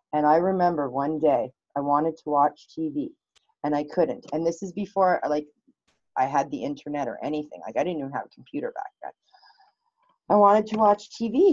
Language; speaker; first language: English; native; English